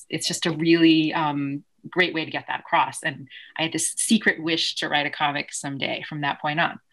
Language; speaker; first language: English; native; English